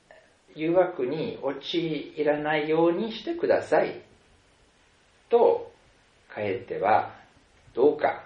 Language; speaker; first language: Japanese; non-native, fluent; German